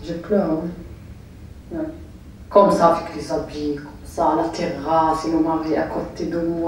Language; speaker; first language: French; non-native, learner; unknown